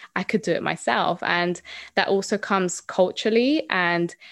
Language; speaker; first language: English; non-native, fluent; Spanish